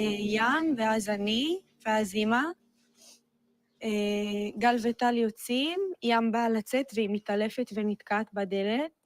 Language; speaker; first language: Hebrew; native; Hebrew